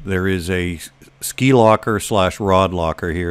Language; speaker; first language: English; native; English